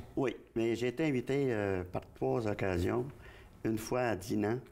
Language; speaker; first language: French; native; French